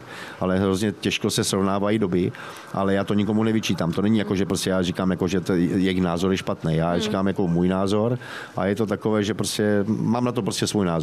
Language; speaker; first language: Czech; native; Czech